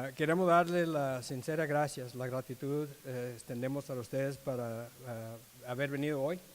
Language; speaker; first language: Spanish; non-native, learner; English